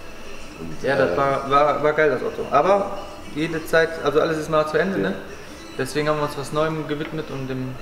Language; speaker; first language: German; native; German